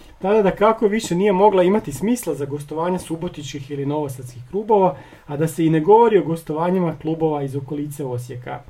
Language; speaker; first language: Croatian; native; Croatian